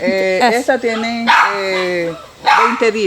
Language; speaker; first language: Spanish; native; Spanish